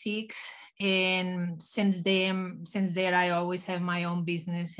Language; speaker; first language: English; non-native, fluent; Spanish